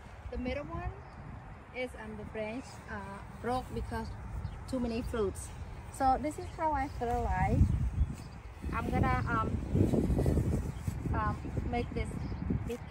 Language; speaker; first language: English; non-native, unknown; Khmer